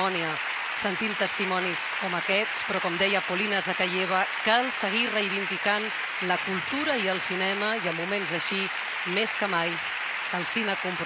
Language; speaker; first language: Catalan; native; Catalan